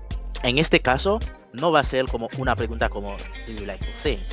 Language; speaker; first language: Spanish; non-native, fluent; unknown